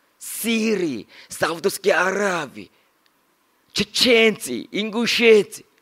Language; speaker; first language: Russian; non-native, learner; Korean